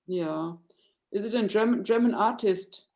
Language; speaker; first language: English; non-native, fluent; German